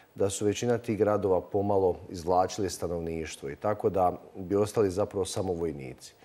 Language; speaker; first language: Croatian; native; Croatian